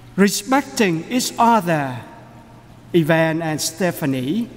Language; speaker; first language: English; non-native, fluent; Vietnamese